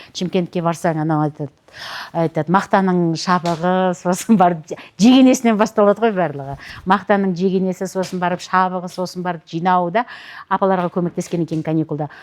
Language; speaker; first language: Kazakh; non-native, local second language; Russian